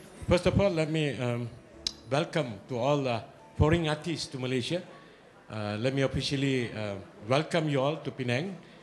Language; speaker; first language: English; non-native, local second language; Malay